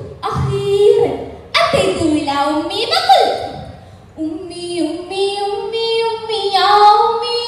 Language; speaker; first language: Arabic; non-native, learner; Malayalam